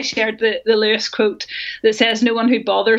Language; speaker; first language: English; native; English